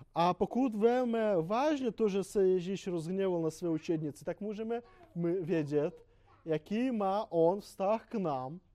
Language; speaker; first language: Czech; non-native, fluent; Russian